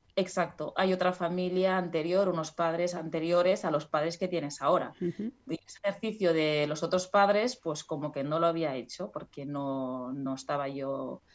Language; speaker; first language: Spanish; non-native, local second language; Catalan